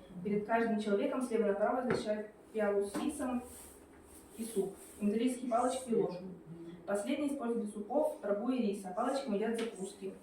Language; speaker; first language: Russian; native; Russian